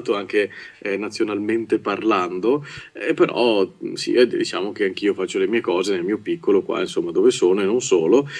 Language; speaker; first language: Italian; native; Italian